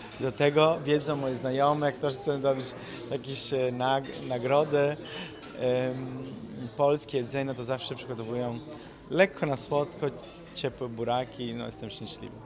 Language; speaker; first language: Polish; non-native, fluent; Italian